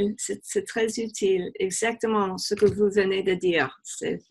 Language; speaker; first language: French; non-native, fluent; English